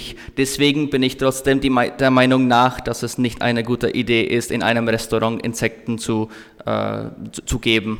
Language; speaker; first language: German; non-native, learner; Czech